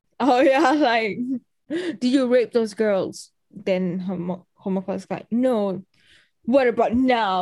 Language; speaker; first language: English; native; English